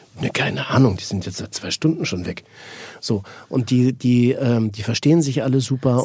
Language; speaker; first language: German; native; German